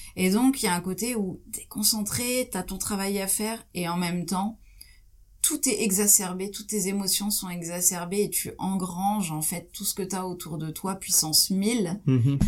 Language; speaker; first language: French; native; French